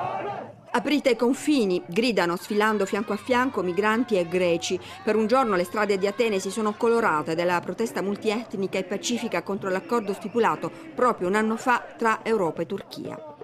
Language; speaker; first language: Italian; native; Italian